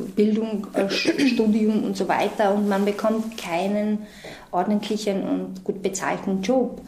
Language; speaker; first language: German; non-native, fluent; Georgian